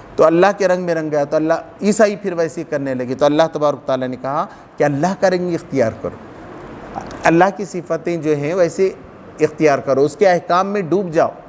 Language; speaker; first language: Urdu; native; Urdu